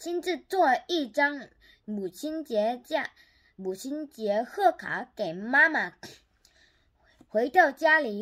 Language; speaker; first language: Chinese; non-native, learner; Korean